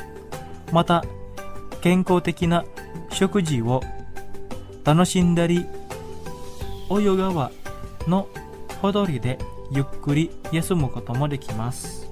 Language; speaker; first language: Japanese; non-native, fluent; Indonesian